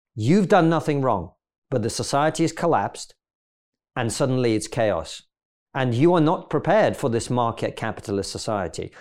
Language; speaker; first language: English; non-native, fluent; Russian